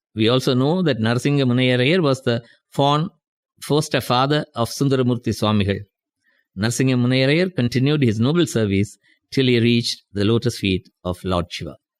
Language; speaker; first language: English; non-native, local second language; Tamil